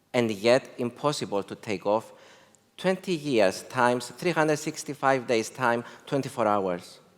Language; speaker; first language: English; non-native, fluent; Greek